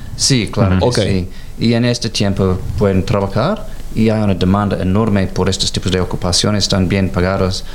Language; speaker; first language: Spanish; non-native, learner; English